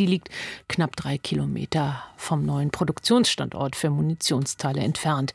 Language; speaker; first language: German; native; German